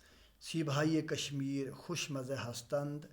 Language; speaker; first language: Persian; non-native, fluent; Urdu